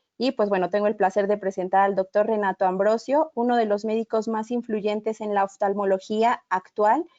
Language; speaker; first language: Spanish; native; Spanish